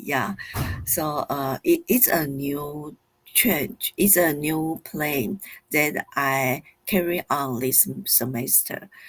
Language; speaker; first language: English; non-native, fluent; Chinese